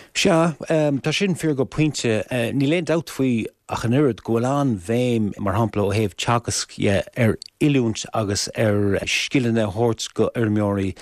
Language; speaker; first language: Irish; native; Irish